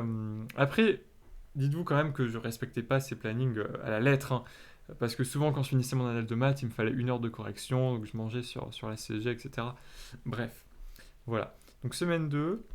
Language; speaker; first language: French; native; French